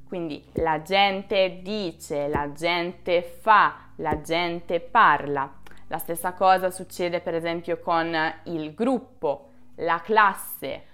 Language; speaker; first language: Italian; native; Italian